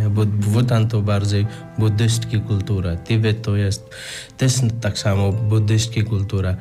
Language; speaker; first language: Polish; non-native, learner; Nepali